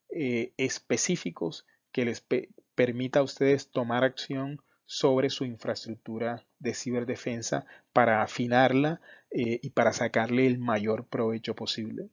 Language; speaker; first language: Spanish; native; Spanish